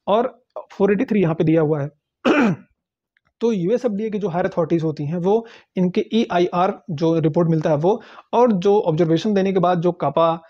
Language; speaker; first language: Hindi; native; Hindi